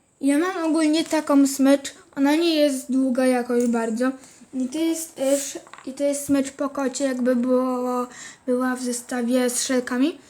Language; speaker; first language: Polish; native; Polish